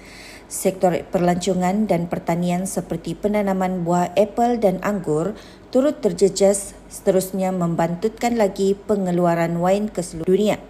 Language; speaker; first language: Malay; native; Malay